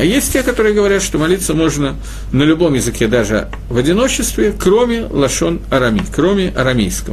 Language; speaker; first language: Russian; native; Russian